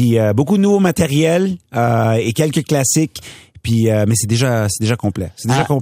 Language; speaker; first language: French; non-native, local second language; Punjabi